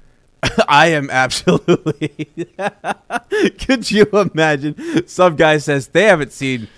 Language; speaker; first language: English; native; English